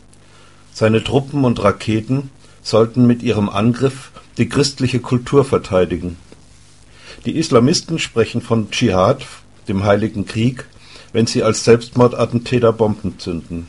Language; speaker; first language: German; native; German